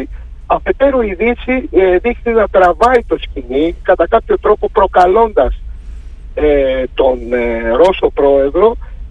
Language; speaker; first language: Greek; native; Greek